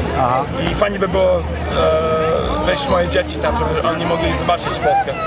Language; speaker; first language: Polish; early bilingual, heritage; Polish